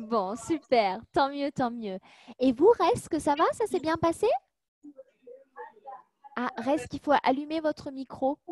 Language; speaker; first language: French; native; French